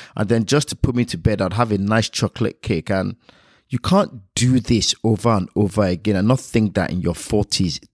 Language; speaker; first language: English; non-native, local second language; Yoruba